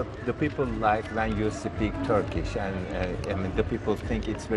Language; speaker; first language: English; non-native, learner; Turkish